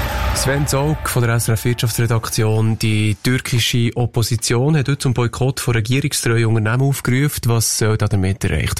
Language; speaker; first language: German; native; German